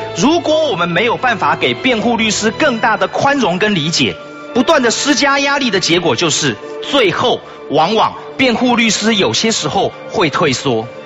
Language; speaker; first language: Chinese; native; Chinese